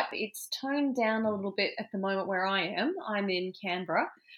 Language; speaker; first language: English; native; English